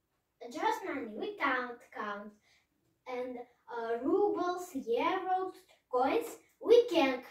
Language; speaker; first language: English; non-native, learner; Russian